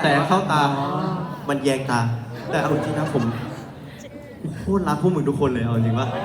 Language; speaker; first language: Thai; native; Thai